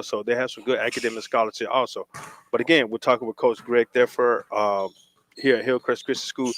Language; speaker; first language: English; native; English